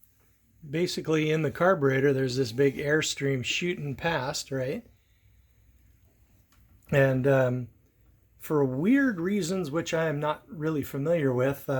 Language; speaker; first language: English; native; English